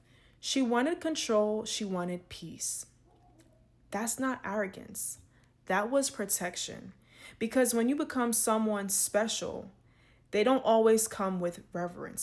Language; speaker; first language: English; native; English